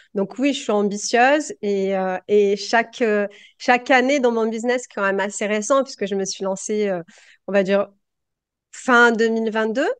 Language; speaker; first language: French; native; French